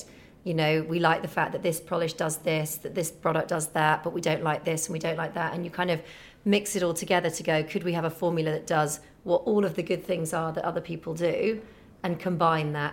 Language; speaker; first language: English; native; English